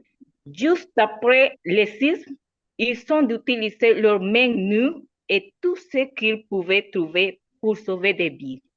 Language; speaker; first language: French; non-native, learner; Spanish